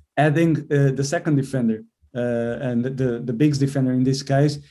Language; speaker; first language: English; non-native, fluent; Portuguese